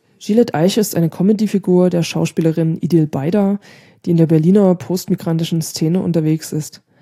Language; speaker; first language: German; native; German